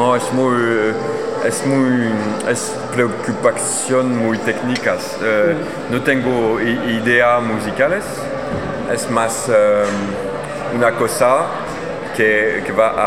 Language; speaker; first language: Spanish; non-native, learner; French